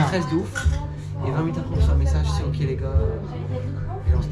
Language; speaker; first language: French; native; French